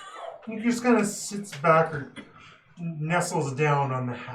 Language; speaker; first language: English; native; English